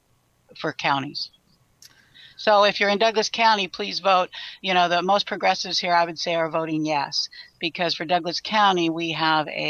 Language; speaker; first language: English; native; English